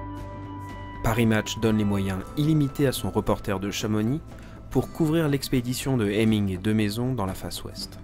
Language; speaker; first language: French; native; French